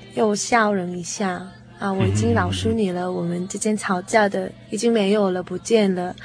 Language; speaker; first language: Chinese; non-native, fluent; Korean